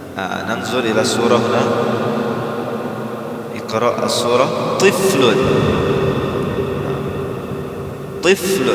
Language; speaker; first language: Arabic; non-native, fluent; Indonesian